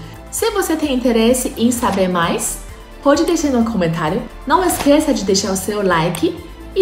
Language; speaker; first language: Portuguese; non-native, fluent; Chinese